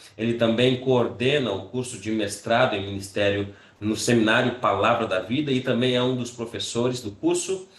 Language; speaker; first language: Portuguese; native; Portuguese